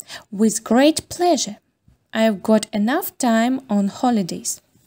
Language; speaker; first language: English; non-native, fluent; Ukrainian